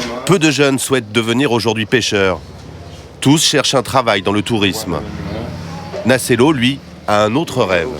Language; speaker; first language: French; native; French